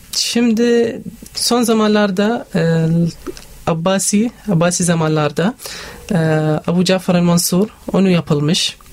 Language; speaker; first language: Turkish; non-native, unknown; Arabic